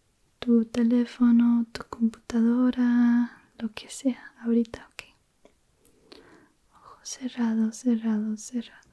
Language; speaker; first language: Spanish; early bilingual, heritage; Spanish